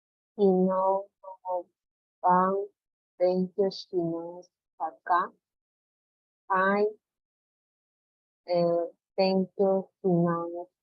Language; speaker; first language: Japanese; non-native, learner; Spanish